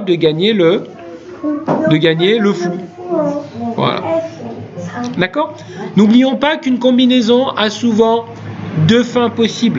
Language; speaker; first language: French; native; French